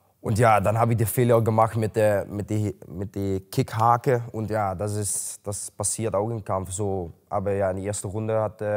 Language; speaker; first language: German; non-native, learner; Dutch